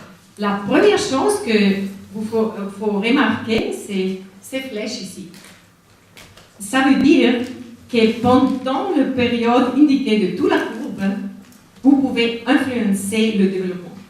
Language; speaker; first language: French; non-native, fluent; Spanish